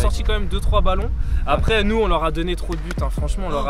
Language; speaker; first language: French; native; French